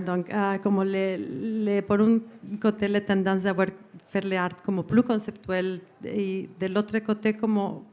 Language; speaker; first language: French; non-native, fluent; Spanish